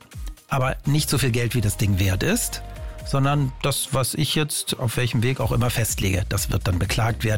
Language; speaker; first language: German; native; German